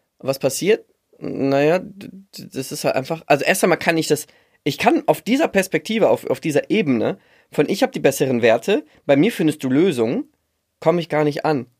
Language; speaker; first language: German; native; German